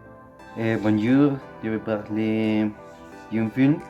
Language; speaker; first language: French; non-native, learner; Spanish